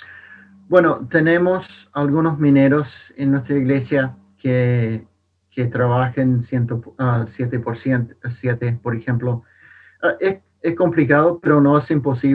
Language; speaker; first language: Spanish; non-native, fluent; English